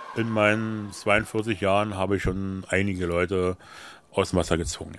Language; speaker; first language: German; native; German